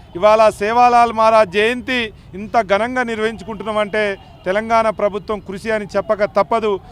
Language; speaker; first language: Telugu; non-native, local second language; Lambadi